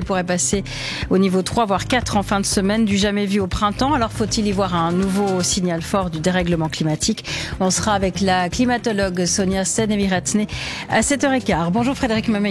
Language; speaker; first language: French; native; French